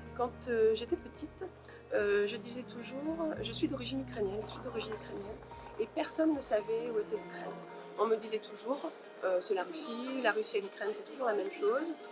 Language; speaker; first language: French; native; French